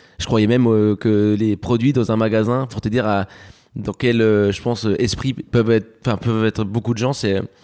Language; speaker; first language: French; early bilingual, other home language; Spanish